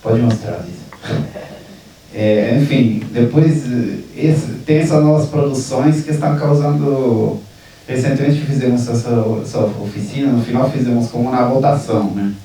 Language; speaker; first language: Portuguese; non-native, local second language; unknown